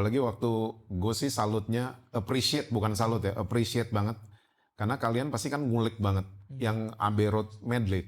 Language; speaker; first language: Indonesian; native; Indonesian